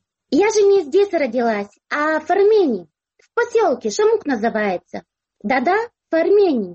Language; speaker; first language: Russian; non-native, local second language; Azerbaijani